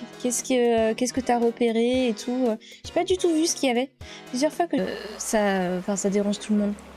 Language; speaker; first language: French; native; French